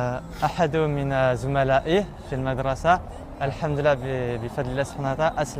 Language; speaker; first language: Arabic; non-native, learner; French